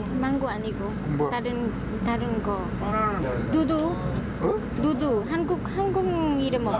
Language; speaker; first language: Korean; non-native, learner; Vietnamese